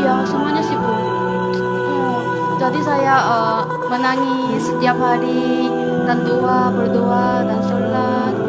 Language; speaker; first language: Indonesian; non-native, learner; Korean